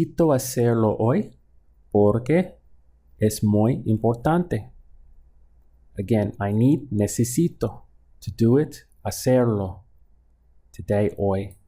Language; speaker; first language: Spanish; non-native, fluent; English